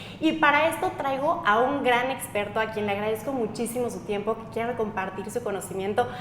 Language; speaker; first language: Spanish; native; Spanish